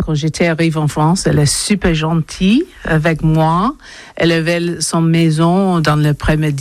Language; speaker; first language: French; non-native, learner; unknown